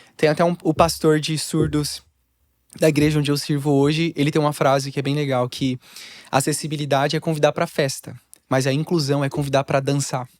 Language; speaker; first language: Portuguese; native; Portuguese